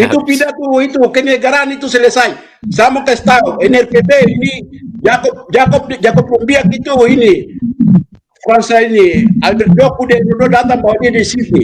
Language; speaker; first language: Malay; non-native, local second language; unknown